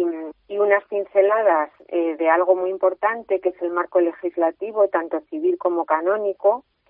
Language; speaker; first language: Spanish; native; Spanish